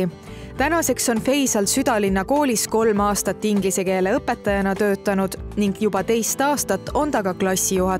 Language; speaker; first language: Estonian; native; Estonian